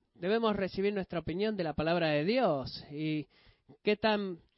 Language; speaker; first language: Spanish; non-native, fluent; Greek